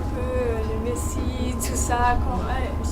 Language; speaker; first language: French; non-native, learner; Danish